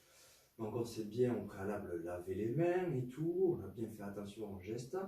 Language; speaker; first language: French; native; French